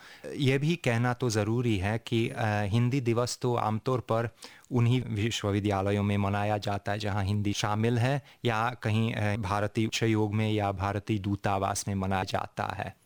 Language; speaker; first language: Hindi; non-native, fluent; Hungarian